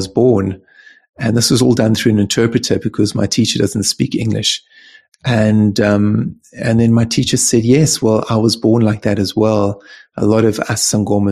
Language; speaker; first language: English; native; English